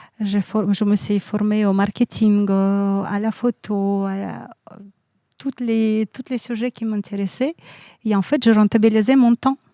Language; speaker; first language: French; non-native, fluent; Russian